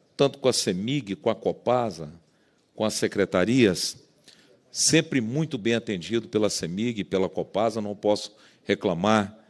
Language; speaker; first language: Portuguese; native; Portuguese